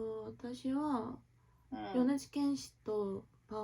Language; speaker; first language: Japanese; non-native, learner; Korean